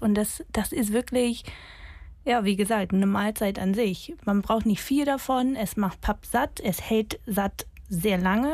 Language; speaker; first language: German; non-native, fluent; English